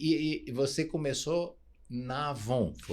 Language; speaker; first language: Portuguese; native; Portuguese